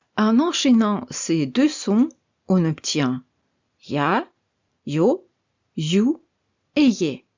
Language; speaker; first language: French; non-native, fluent; Russian